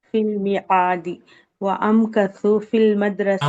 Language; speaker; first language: Arabic; non-native, learner; Urdu